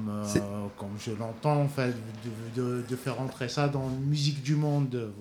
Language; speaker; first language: French; non-native, local second language; Kabyle